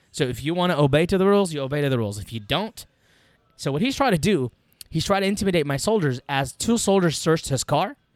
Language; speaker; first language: English; non-native, fluent; Arabic